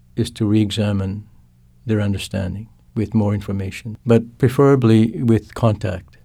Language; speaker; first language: English; non-native, fluent; Cree